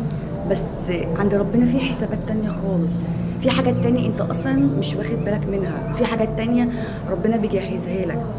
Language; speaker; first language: Arabic; native; Arabic